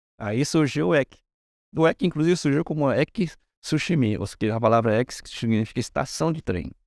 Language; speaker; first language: Portuguese; early bilingual, other home language; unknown